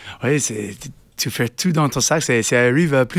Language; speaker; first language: French; non-native, learner; English